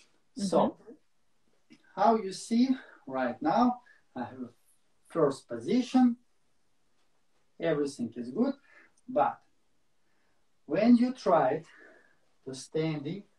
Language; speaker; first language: English; non-native, learner; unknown